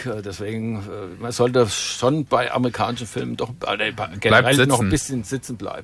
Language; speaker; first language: German; native; German